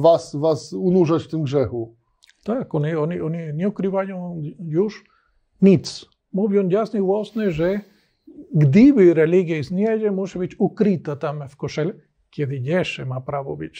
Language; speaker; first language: Polish; non-native, learner; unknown